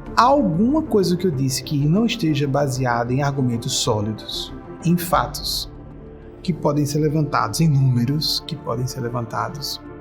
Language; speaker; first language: Portuguese; native; Portuguese